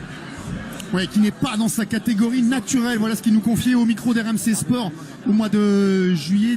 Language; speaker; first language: French; native; French